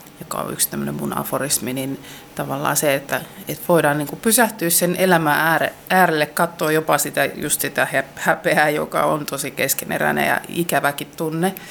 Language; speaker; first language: Finnish; native; Finnish